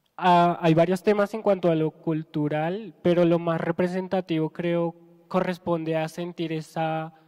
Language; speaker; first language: Spanish; native; Spanish